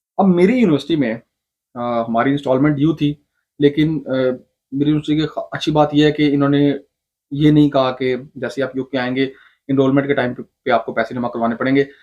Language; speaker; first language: Urdu; non-native, local second language; Punjabi